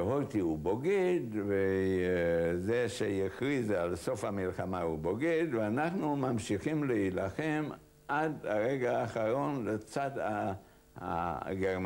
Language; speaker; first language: Hebrew; non-native, fluent; Hungarian